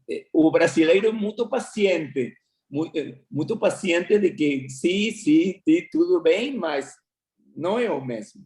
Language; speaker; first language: Portuguese; non-native, fluent; Spanish